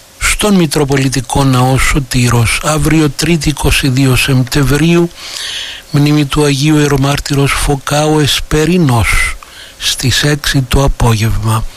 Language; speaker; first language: Greek; native; Greek